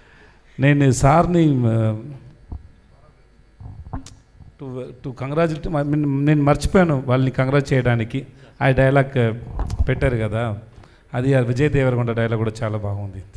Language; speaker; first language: Telugu; non-native, local second language; Tamil